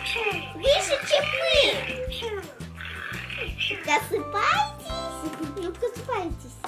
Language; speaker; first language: Russian; early bilingual, heritage; Russian